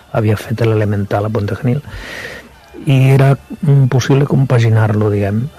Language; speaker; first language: Catalan; non-native, local second language; Spanish